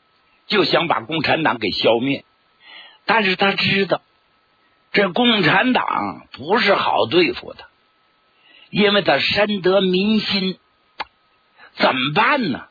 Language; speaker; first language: Chinese; native; Chinese